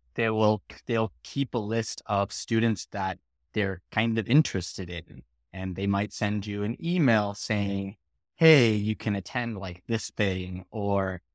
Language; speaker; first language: English; native; English